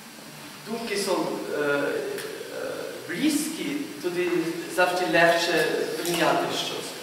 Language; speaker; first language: Ukrainian; non-native, learner; German